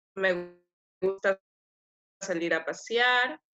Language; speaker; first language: Spanish; native; Spanish